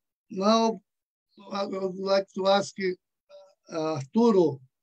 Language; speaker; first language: English; non-native, fluent; Portuguese